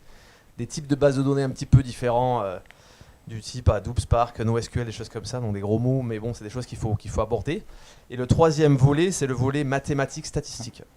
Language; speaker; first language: French; native; French